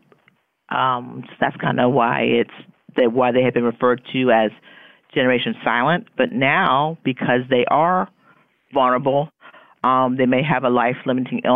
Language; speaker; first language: English; native; English